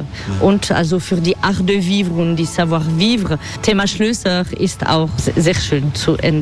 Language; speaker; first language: German; non-native, fluent; French